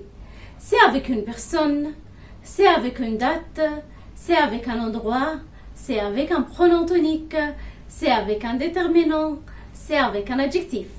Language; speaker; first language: French; non-native, fluent; Arabic